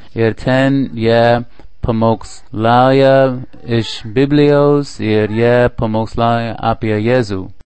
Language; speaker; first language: Lithuanian; non-native, learner; English